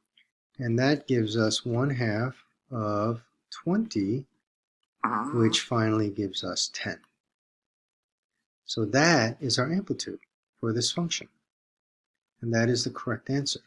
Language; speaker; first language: English; native; English